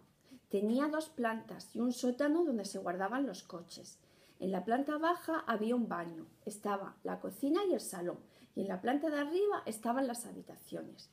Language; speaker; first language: Spanish; native; Spanish